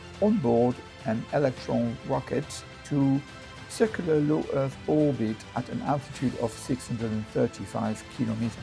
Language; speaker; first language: English; non-native, fluent; French